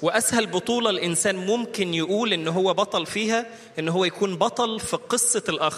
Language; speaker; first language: Portuguese; non-native, learner; Arabic